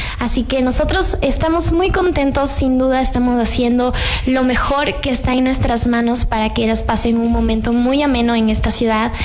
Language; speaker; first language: Spanish; native; Spanish